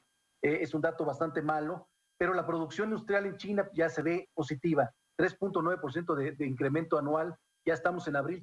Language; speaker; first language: Spanish; native; Spanish